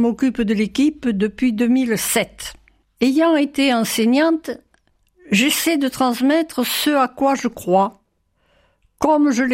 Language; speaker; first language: French; native; French